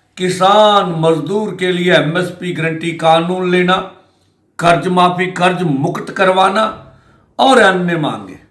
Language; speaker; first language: Hindi; non-native, local second language; Punjabi